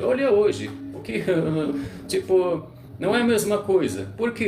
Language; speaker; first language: Portuguese; non-native, local second language; Arabic